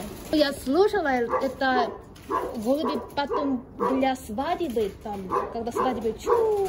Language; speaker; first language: Russian; non-native, learner; Korean